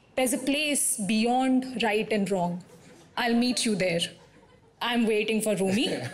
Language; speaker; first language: English; non-native, local second language; Hindi